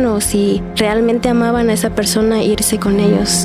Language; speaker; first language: Spanish; non-native, local second language; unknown